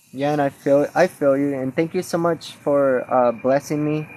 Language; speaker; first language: English; native; English